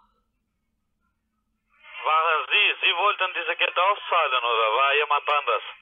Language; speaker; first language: German; non-native, learner; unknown